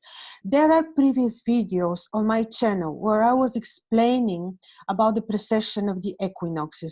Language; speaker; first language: English; non-native, fluent; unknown